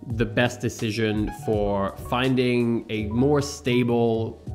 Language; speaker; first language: English; native; English